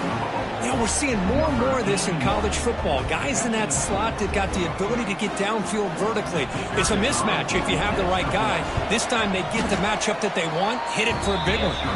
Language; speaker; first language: English; native; English